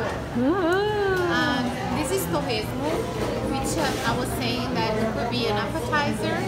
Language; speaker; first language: English; non-native, learner; Portuguese